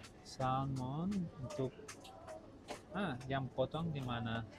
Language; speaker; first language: Indonesian; non-native, learner; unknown